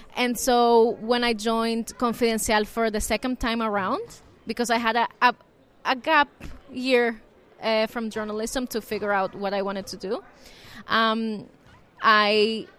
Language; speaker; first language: English; non-native, fluent; Spanish